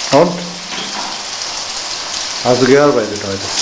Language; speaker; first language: German; non-native, fluent; Hindi